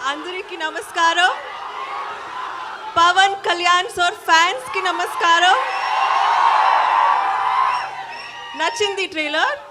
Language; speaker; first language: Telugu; non-native, learner; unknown